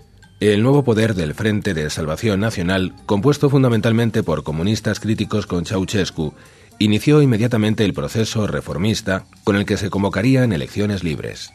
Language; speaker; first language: Spanish; native; Spanish